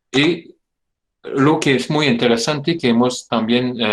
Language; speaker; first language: Spanish; non-native, fluent; French